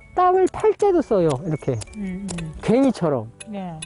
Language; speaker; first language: Korean; native; Korean